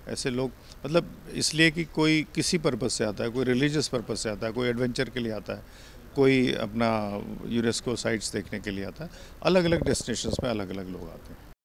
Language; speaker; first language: Hindi; native; Hindi